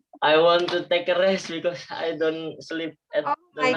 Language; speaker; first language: English; non-native, learner; Indonesian